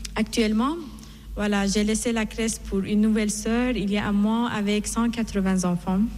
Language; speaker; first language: French; non-native, fluent; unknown